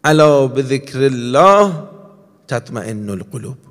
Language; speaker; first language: English; non-native, fluent; Persian